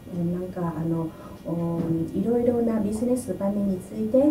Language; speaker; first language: Japanese; non-native, learner; Vietnamese